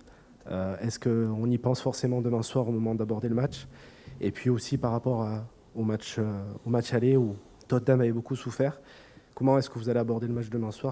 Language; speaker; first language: French; native; French